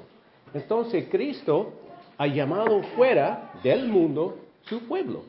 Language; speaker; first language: Spanish; non-native, fluent; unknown